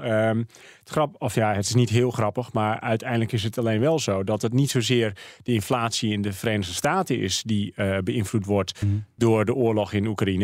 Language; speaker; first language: Dutch; native; Dutch